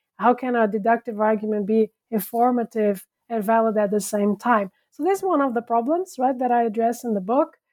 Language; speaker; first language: English; non-native, fluent; Portuguese